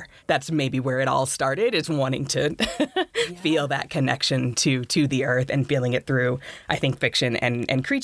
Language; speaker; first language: English; native; English